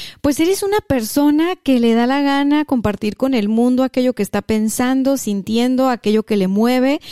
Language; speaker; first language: Spanish; native; Spanish